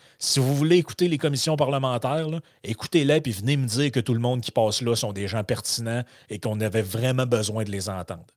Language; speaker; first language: French; native; French